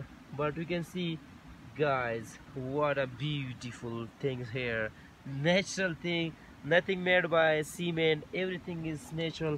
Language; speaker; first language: English; non-native, local second language; Urdu